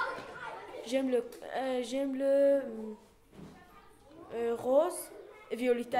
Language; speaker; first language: French; non-native, learner; Persian